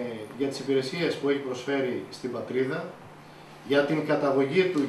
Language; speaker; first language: Greek; native; Greek